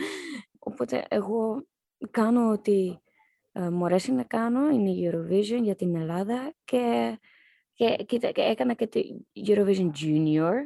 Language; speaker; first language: Greek; early bilingual, heritage; Dutch